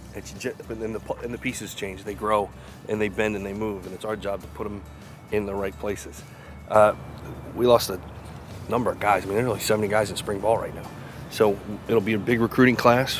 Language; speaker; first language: English; native; English